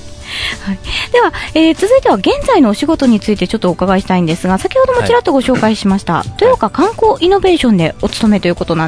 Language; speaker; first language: Japanese; native; Japanese